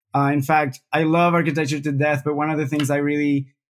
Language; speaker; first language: English; non-native, fluent; Spanish